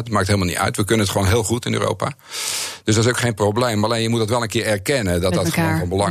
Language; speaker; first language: Dutch; native; Dutch